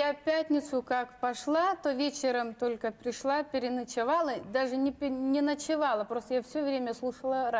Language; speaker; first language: Russian; non-native, local second language; Lithuanian